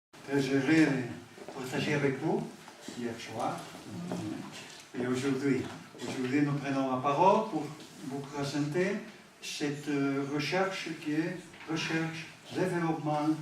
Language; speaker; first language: French; non-native, learner; Catalan